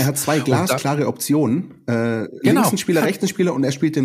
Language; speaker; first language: German; native; German